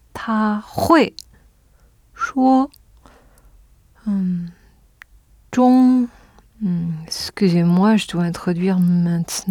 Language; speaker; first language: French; non-native, fluent; Chinese